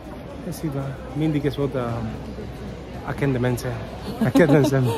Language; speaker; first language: Hungarian; non-native, learner; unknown